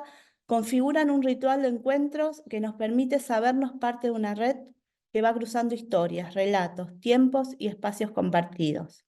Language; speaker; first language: Spanish; native; Spanish